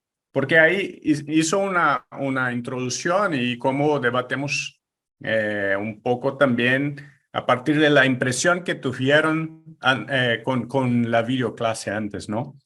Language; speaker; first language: Spanish; non-native, fluent; Portuguese